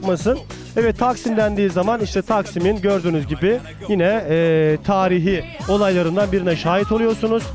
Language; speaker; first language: Turkish; native; Turkish